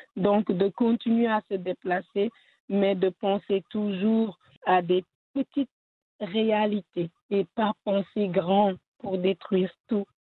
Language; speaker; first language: French; non-native, local second language; Wolof